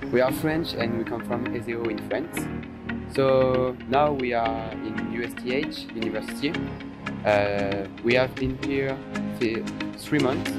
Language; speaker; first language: English; non-native, learner; French